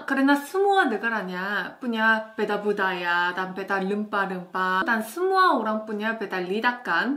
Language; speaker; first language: Indonesian; non-native, fluent; Korean